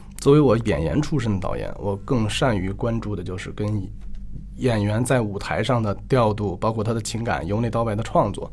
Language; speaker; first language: Chinese; native; Chinese